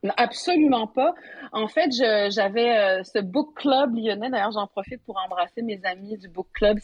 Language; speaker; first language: French; native; French